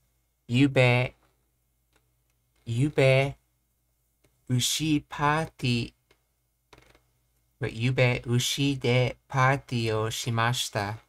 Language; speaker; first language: Japanese; non-native, learner; English